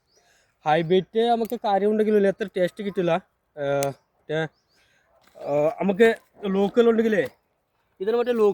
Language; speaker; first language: Malayalam; non-native, learner; Assamese